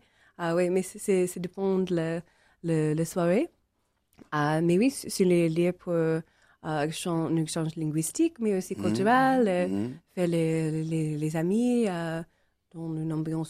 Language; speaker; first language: French; non-native, learner; English